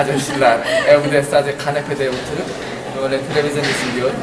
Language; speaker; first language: Turkish; non-native, learner; Korean